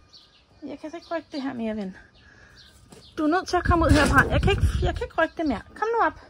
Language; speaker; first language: Danish; native; Danish